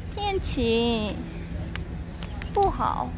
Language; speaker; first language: Chinese; non-native, learner; Korean